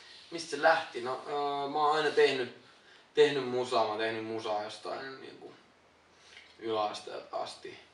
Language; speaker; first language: Finnish; native; Finnish